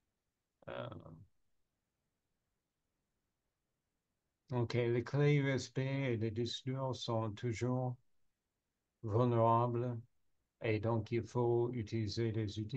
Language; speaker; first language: French; non-native, learner; English